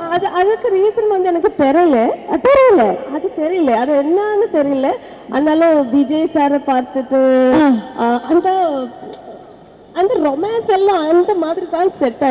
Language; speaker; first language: Tamil; non-native, learner; Malayalam